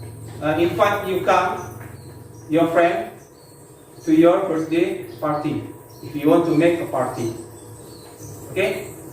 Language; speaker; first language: English; non-native, learner; Indonesian